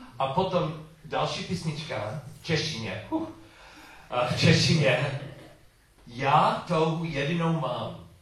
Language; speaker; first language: Czech; non-native, learner; English